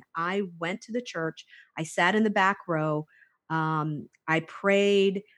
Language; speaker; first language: English; native; English